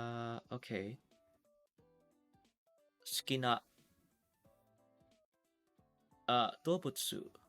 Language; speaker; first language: Japanese; non-native, learner; English